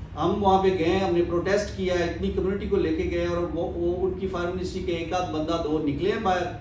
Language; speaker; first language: Urdu; non-native, local second language; Punjabi